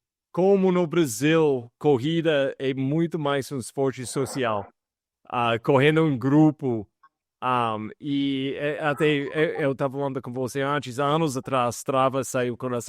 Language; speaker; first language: Portuguese; non-native, fluent; English